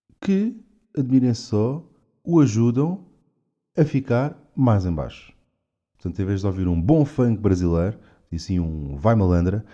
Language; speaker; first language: Portuguese; native; Portuguese